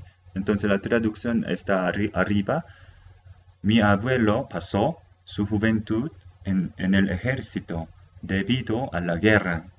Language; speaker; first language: Spanish; non-native, fluent; Korean